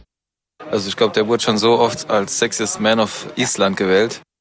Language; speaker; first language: German; native; German